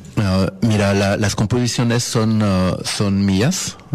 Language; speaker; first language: Spanish; non-native, fluent; French